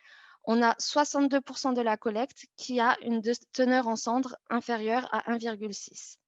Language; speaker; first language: French; native; French